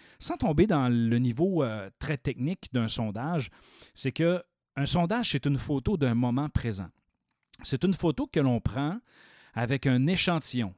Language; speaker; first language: French; native; French